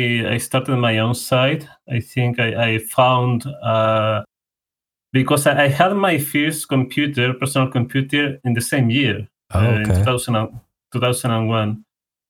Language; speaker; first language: English; non-native, fluent; Spanish